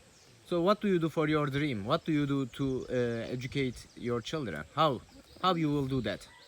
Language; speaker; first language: English; non-native, learner; Turkish